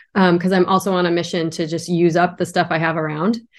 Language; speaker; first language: English; native; English